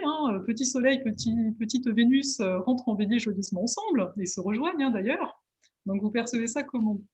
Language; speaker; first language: French; native; French